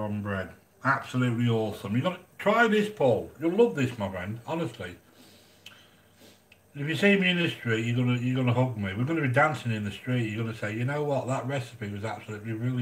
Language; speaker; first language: English; native; English